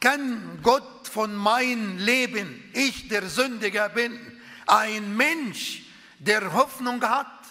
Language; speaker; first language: German; non-native, fluent; Arabic